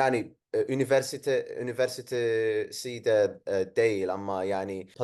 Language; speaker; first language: Turkish; non-native, learner; Arabic